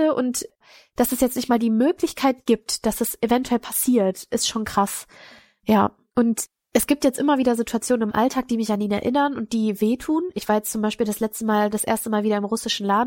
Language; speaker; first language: German; native; German